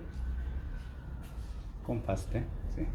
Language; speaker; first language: Spanish; non-native, learner; Korean